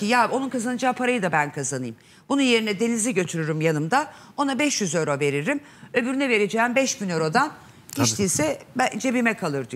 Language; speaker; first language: Turkish; native; Turkish